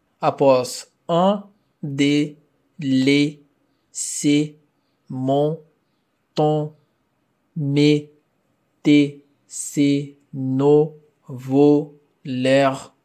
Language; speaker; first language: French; non-native, fluent; Portuguese